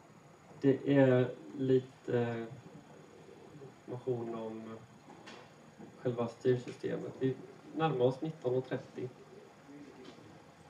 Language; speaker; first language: Swedish; native; Swedish